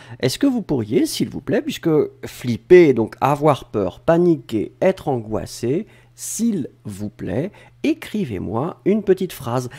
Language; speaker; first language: French; native; French